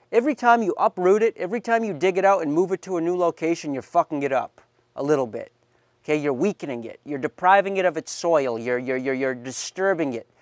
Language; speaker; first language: English; native; English